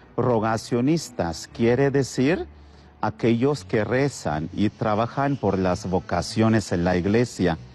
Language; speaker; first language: Spanish; non-native, fluent; Malayalam